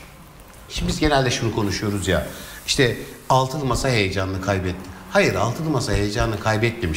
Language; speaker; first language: Turkish; native; Turkish